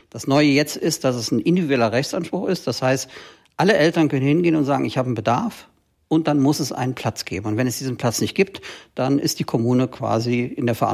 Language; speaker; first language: German; native; German